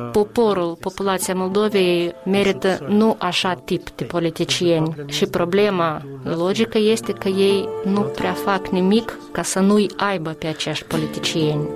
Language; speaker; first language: Romanian; non-native, fluent; Albanian